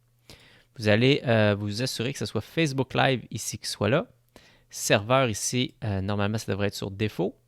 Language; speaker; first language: French; native; French